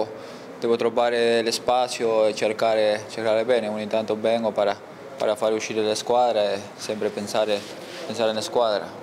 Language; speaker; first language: Italian; non-native, fluent; Spanish